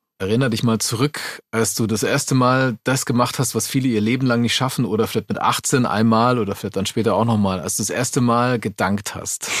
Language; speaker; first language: German; native; German